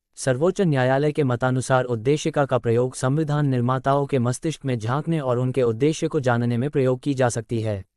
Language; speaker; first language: Hindi; native; Hindi